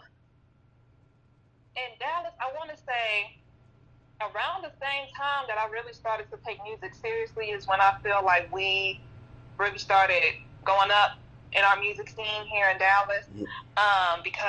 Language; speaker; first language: English; native; English